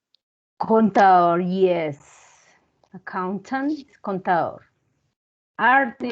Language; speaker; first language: English; non-native, learner; Spanish